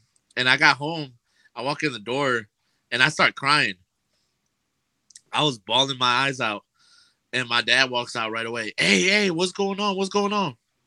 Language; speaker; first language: English; native; English